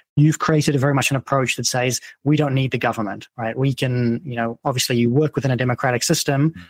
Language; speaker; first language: English; non-native, fluent; Dutch